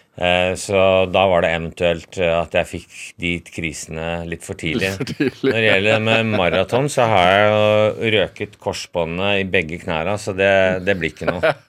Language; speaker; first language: Norwegian; native; Norwegian